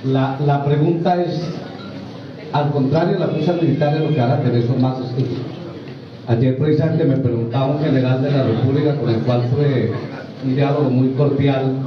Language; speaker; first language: Spanish; native; Spanish